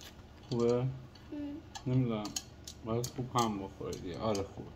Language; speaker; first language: Persian; native; Persian